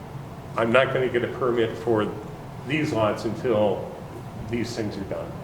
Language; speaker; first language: English; native; English